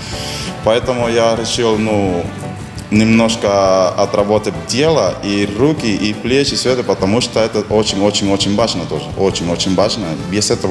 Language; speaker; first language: Russian; non-native, fluent; Spanish